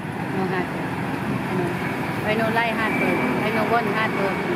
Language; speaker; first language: English; non-native, learner; Thai